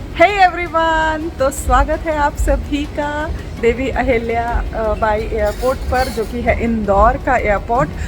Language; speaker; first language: Hindi; native; Hindi